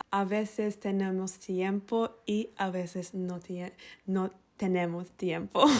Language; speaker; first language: Spanish; non-native, learner; English